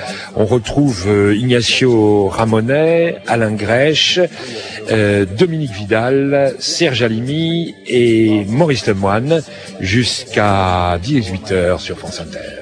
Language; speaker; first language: French; native; French